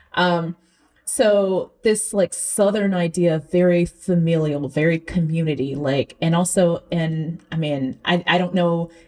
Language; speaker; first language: English; early bilingual, other home language; Akan